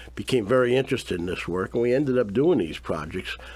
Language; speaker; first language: English; native; English